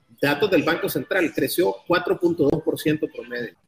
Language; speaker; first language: Spanish; native; Spanish